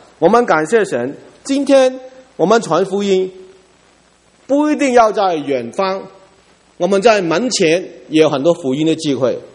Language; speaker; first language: Chinese; non-native, local second language; Cantonese